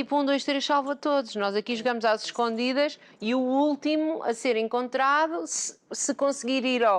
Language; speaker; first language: Portuguese; native; Portuguese